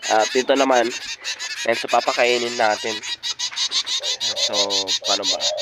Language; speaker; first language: Filipino; native; Filipino